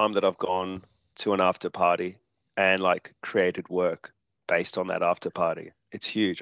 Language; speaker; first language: English; native; English